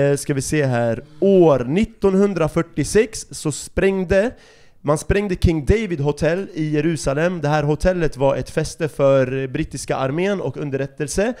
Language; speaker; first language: Swedish; early bilingual, other home language; Arabic